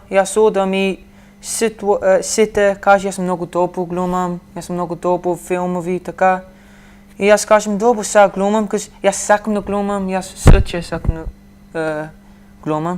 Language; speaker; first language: Macedonian; early bilingual, heritage; Macedonian